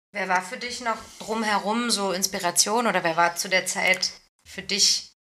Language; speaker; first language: German; native; German